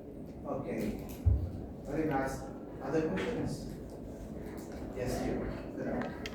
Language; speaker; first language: English; non-native, fluent; Indonesian